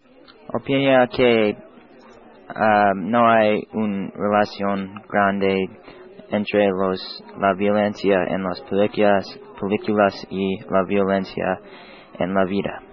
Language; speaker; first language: Spanish; non-native, learner; English